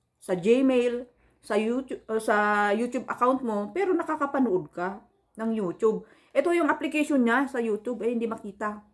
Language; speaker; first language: Filipino; native; Filipino